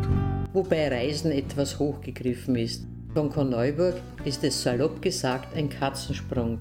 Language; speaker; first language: German; native; German